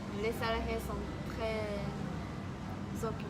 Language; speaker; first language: French; non-native, learner; Chinese